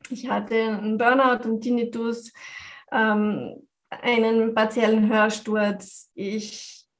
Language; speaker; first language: German; non-native, fluent; French